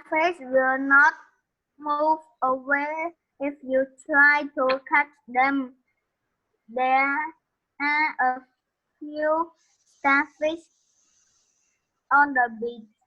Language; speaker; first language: English; non-native, learner; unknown